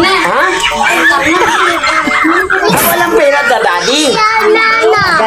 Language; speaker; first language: Filipino; non-native, local second language; Cebuano